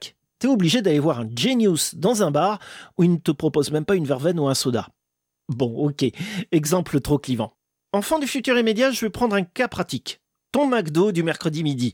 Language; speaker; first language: French; native; French